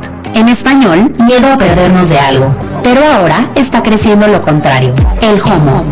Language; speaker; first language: Spanish; native; Spanish